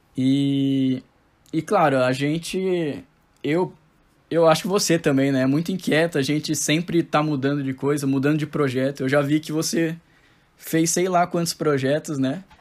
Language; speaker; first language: Portuguese; native; Portuguese